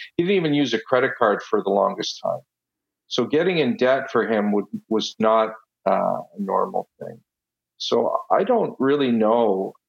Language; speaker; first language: English; non-native, fluent; Italian